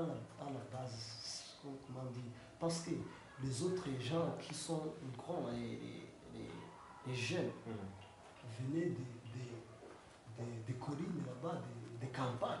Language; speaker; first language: French; non-native, learner; Kinyarwanda